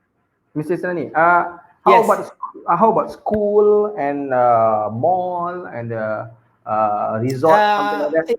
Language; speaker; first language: English; non-native, local second language; Malay